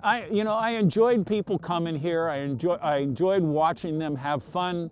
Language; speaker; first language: English; native; English